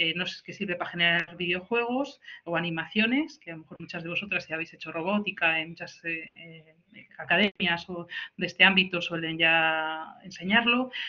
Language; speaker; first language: Spanish; native; Spanish